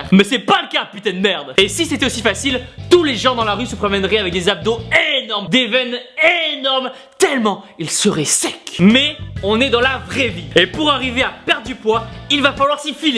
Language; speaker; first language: French; native; French